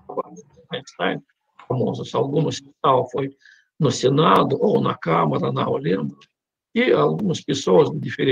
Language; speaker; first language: Portuguese; non-native, fluent; Russian